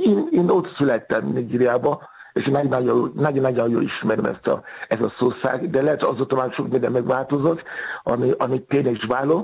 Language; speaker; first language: Hungarian; non-native, fluent; Yoruba